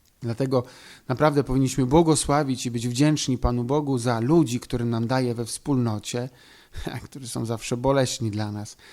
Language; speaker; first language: Polish; native; Polish